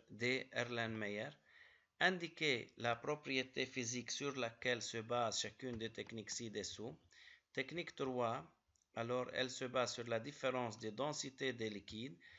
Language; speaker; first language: French; non-native, local second language; Arabic